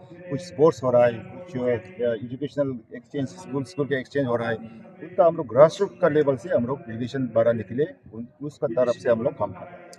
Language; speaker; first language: Hindi; non-native, learner; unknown